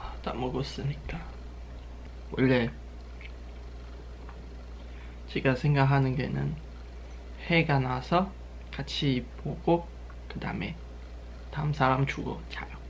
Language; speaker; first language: Korean; non-native, learner; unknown